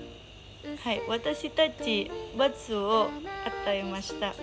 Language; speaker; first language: Japanese; non-native, learner; Indonesian